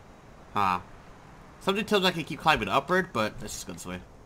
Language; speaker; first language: English; native; English